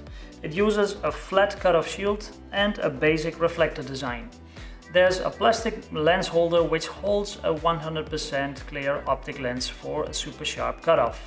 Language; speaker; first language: English; non-native, fluent; Dutch